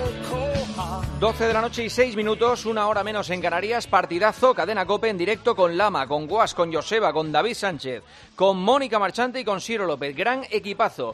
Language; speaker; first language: Spanish; native; Spanish